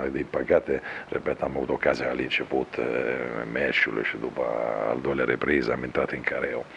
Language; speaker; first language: Romanian; non-native, fluent; Italian